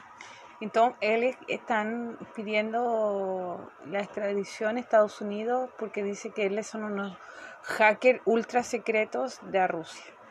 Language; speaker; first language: Portuguese; non-native, fluent; Spanish